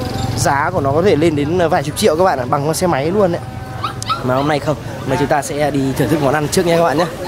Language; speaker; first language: Vietnamese; native; Vietnamese